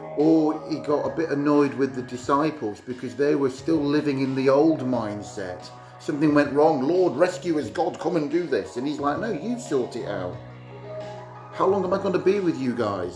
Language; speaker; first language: English; native; English